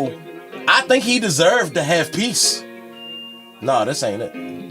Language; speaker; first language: English; native; English